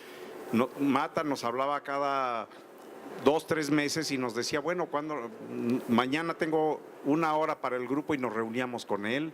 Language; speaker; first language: Spanish; native; Spanish